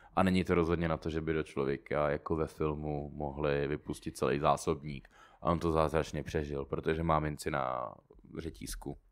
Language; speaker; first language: Czech; native; Czech